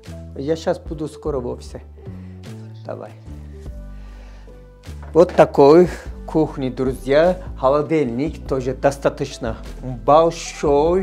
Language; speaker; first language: Russian; non-native, fluent; Turkish